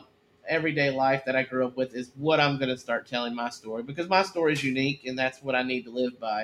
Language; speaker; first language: English; native; English